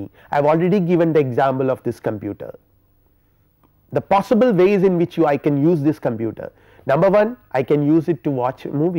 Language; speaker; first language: English; non-native, local second language; Malayalam